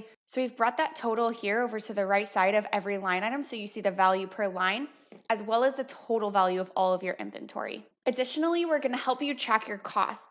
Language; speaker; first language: English; native; English